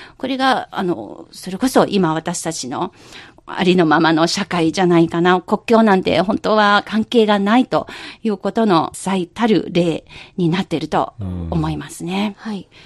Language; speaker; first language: Japanese; non-native, local second language; Chinese